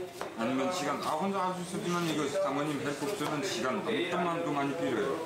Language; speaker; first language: Korean; non-native, learner; French